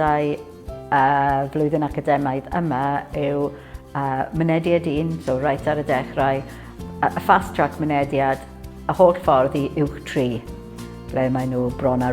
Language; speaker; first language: Welsh; non-native, local second language; English